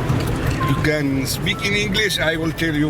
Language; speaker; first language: English; non-native, learner; Arabic